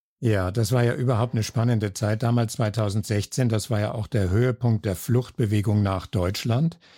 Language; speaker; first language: German; native; German